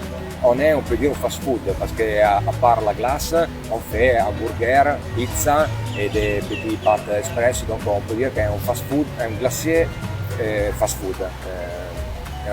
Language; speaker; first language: French; non-native, fluent; Italian